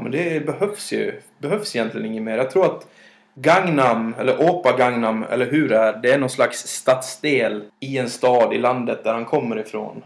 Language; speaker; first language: Swedish; native; Swedish